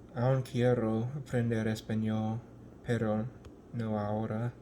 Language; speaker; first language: Spanish; non-native, learner; English